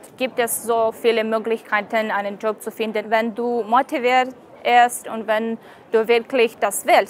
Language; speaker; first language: German; non-native, learner; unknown